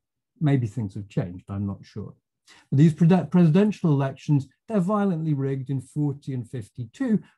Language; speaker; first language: English; native; English